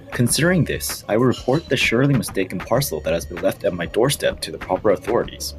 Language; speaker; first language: English; non-native, fluent; Korean